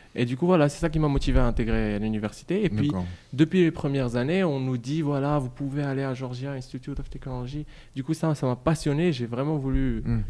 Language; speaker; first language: French; non-native, local second language; Arabic